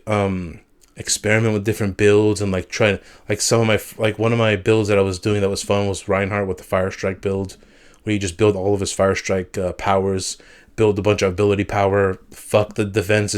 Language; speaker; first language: English; native; English